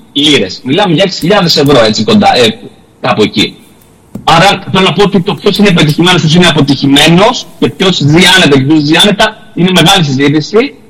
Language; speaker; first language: Greek; native; Greek